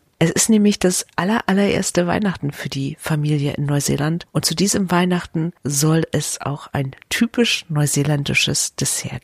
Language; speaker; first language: German; native; German